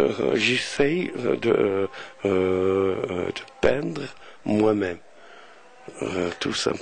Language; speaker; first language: French; non-native, local second language; Arabic